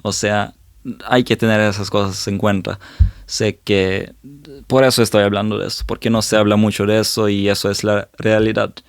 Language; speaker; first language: Spanish; non-native, fluent; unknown